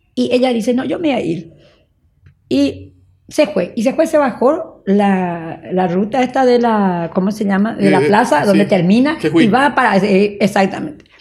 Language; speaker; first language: Spanish; native; Spanish